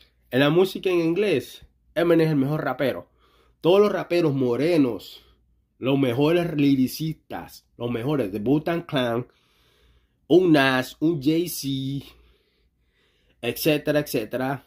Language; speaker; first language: Spanish; native; Spanish